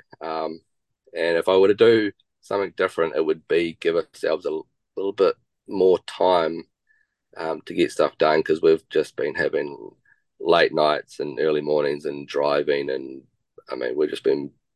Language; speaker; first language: English; native; English